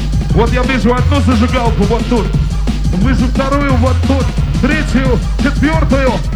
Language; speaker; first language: Russian; non-native, learner; English